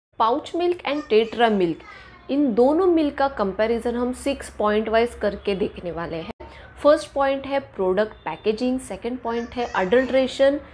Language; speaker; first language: Hindi; non-native, local second language; Marathi